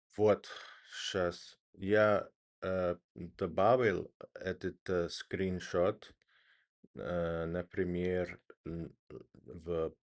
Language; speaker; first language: Russian; non-native, learner; English